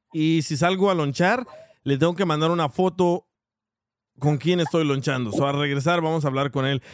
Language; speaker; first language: Spanish; early bilingual, heritage; Spanish